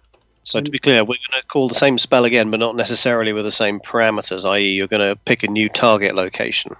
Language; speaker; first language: English; native; English